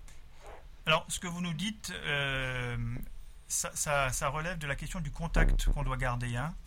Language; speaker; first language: French; native; French